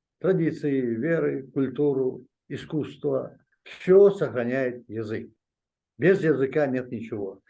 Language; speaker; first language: Russian; non-native, local second language; Chechen